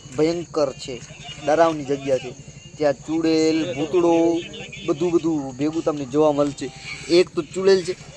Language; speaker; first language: Gujarati; non-native, local second language; Kachhi